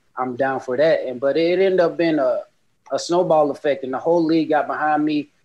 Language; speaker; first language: English; native; English